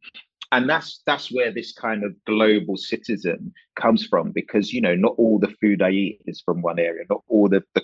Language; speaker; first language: English; native; English